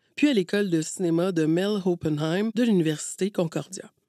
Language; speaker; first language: French; native; French